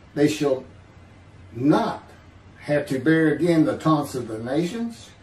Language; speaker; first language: English; native; English